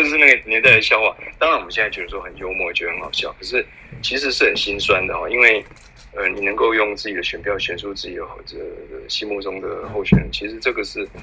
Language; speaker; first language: Chinese; native; Chinese